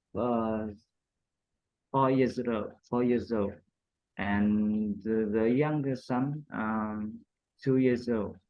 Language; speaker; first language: English; non-native, learner; Vietnamese